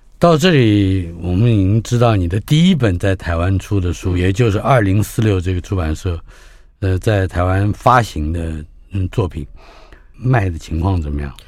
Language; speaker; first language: Chinese; native; Chinese